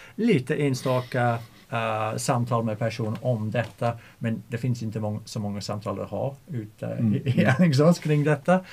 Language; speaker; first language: Swedish; non-native, fluent; English